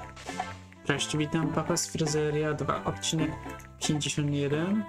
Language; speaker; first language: Polish; native; Polish